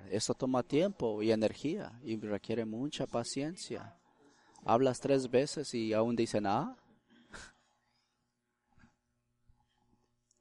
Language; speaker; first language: Spanish; early bilingual, heritage; Spanish